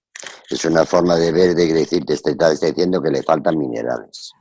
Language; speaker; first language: Spanish; native; Spanish